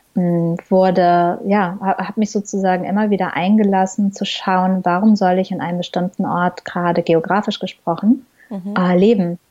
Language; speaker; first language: German; native; German